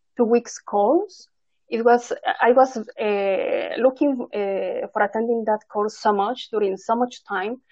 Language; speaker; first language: English; non-native, fluent; Spanish